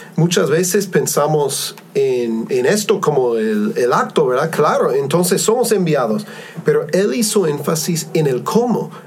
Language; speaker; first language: Spanish; non-native, fluent; English